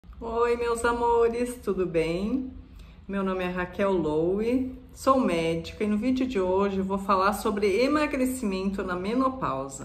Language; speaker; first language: Portuguese; native; Portuguese